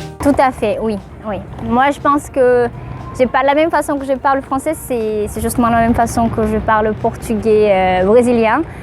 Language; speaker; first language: French; non-native, fluent; Portuguese